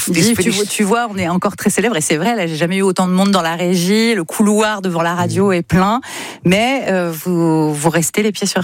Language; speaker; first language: French; native; French